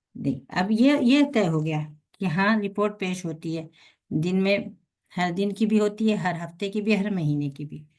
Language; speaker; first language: Urdu; native; Urdu